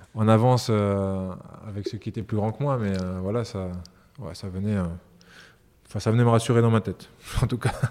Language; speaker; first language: French; early bilingual, other home language; Serbian